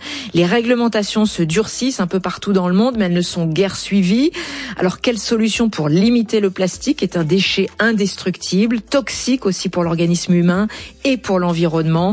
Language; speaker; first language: French; native; French